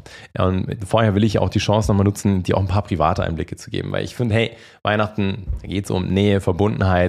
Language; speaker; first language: German; native; German